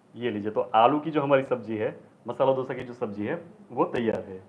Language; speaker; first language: Hindi; non-native, local second language; Gujarati